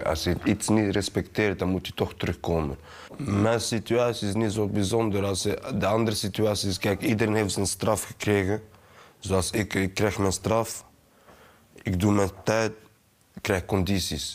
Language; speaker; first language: Dutch; early bilingual, other home language; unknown